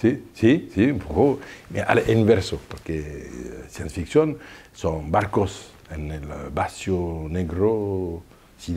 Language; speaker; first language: Spanish; non-native, fluent; French